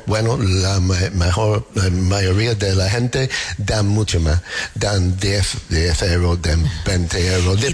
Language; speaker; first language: Spanish; non-native, fluent; English